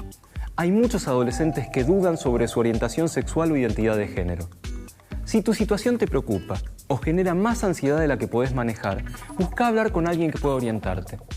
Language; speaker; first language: Spanish; native; Spanish